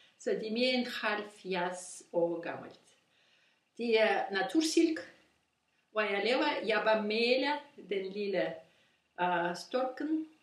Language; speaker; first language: Danish; non-native, learner; Russian